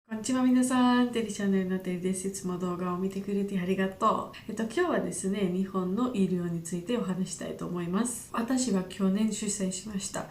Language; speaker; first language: Japanese; non-native, learner; Georgian